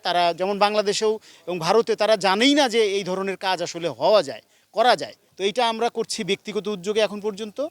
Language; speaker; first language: Bangla; native; Bangla